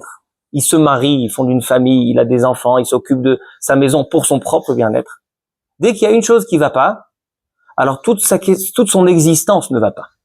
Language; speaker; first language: French; native; French